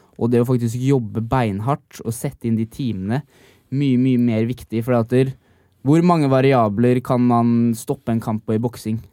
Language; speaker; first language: Norwegian; native; Norwegian